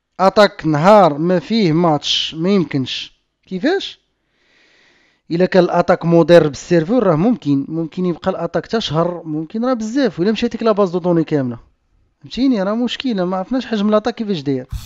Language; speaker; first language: Arabic; native; Arabic